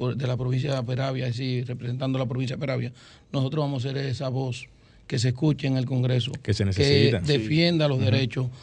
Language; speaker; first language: Spanish; native; Spanish